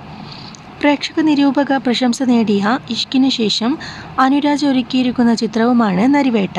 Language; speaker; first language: Malayalam; native; Malayalam